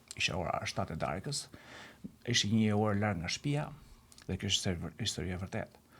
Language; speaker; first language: Albanian; native; Albanian